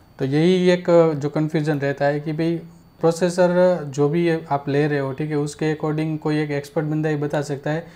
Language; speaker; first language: Hindi; non-native, local second language; Gujarati